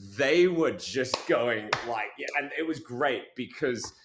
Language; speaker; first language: English; native; English